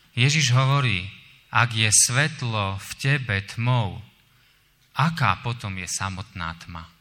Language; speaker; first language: Slovak; native; Slovak